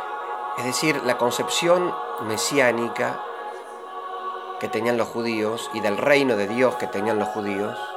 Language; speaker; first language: Spanish; native; Spanish